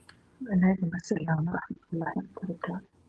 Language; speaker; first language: Arabic; non-native, learner; Filipino